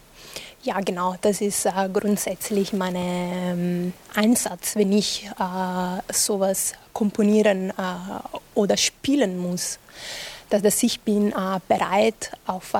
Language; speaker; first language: German; non-native, fluent; Italian